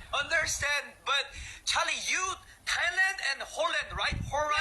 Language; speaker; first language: English; non-native, learner; Thai